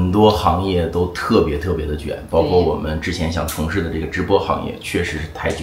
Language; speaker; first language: Chinese; native; Chinese